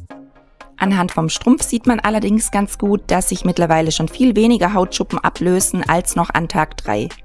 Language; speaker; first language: German; native; German